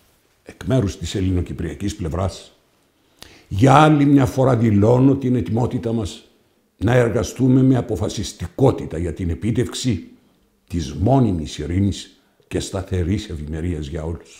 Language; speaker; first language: Greek; native; Greek